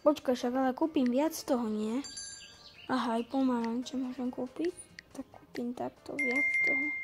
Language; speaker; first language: Slovak; native; Slovak